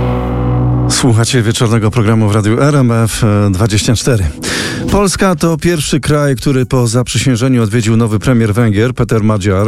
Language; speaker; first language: Polish; native; Polish